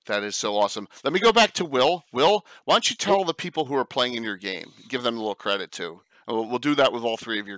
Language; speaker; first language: English; native; English